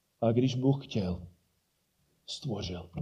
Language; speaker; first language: Czech; non-native, fluent; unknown